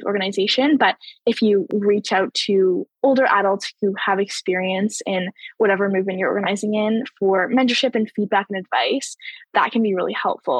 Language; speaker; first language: English; native; English